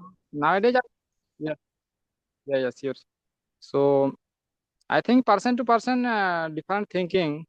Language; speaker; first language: English; non-native, learner; Santali